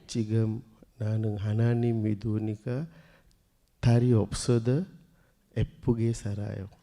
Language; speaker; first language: Korean; non-native, learner; Sinhala